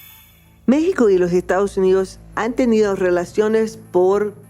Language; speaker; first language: Spanish; non-native, fluent; English